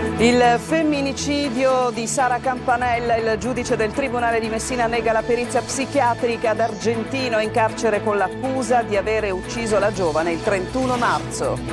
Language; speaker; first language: Italian; native; Italian